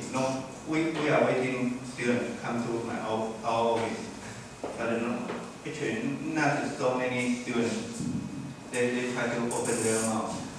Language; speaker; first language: English; non-native, fluent; Chinese